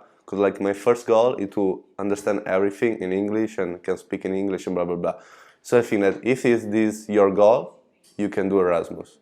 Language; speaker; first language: English; non-native, learner; Italian